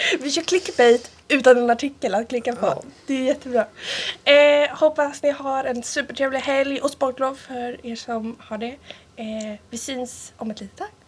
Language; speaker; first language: Swedish; early bilingual, other home language; Italian